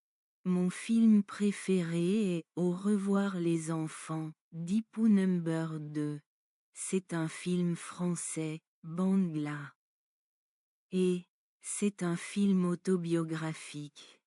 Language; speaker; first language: French; non-native, learner; Bangla